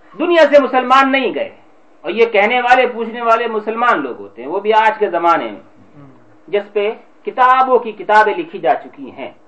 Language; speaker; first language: Urdu; native; Urdu